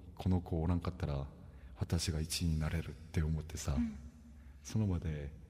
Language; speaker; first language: Japanese; non-native, fluent; Korean